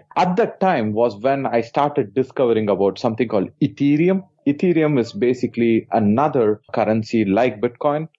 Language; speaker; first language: English; non-native, local second language; Tamil